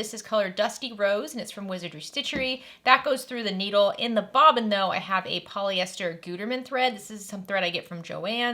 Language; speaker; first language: English; native; English